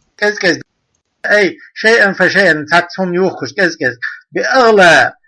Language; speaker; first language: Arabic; non-native, fluent; Chechen